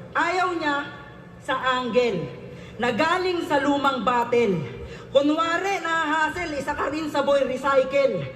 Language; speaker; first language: Filipino; native; Filipino